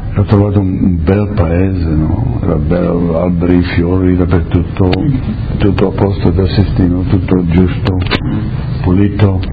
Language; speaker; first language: Italian; early bilingual, heritage; Italian